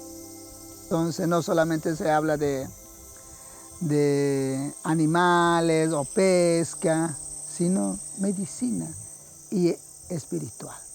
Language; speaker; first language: Spanish; non-native, local second language; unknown